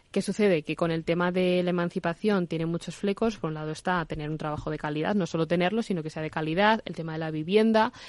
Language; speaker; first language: Spanish; native; Spanish